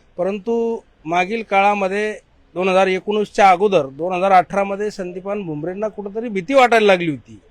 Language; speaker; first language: Marathi; native; Marathi